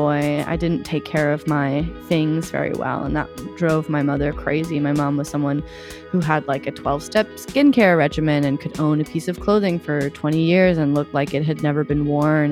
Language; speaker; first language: English; native; English